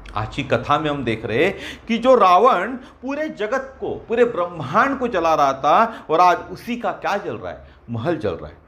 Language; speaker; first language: Hindi; non-native, local second language; Marathi